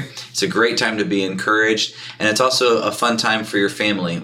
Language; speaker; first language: English; native; English